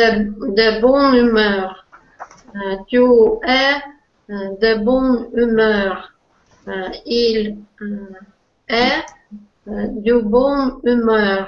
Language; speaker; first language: French; non-native, learner; Russian